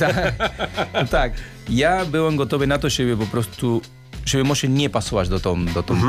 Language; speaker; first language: Polish; non-native, learner; Spanish